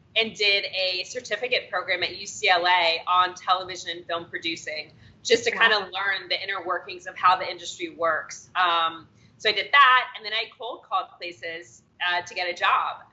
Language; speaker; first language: English; native; English